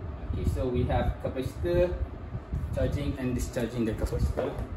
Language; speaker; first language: English; non-native, local second language; Malay